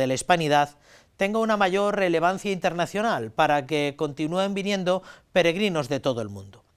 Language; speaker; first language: Spanish; native; Spanish